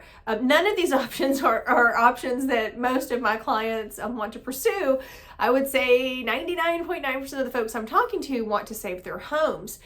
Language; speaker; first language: English; native; English